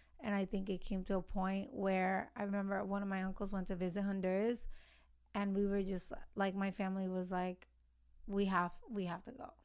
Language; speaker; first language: English; early bilingual, other home language; Spanish